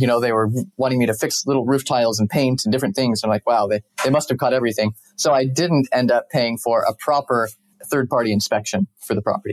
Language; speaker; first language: English; native; English